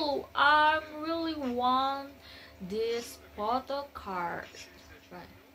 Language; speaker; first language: English; non-native, learner; Indonesian